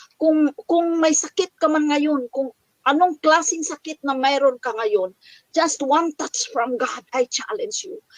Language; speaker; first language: Filipino; non-native, local second language; Cebuano